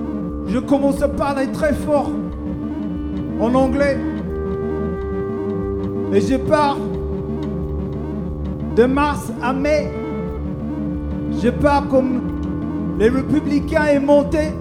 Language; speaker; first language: French; non-native, learner; English